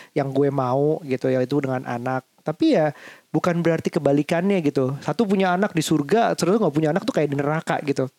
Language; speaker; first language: Indonesian; native; Indonesian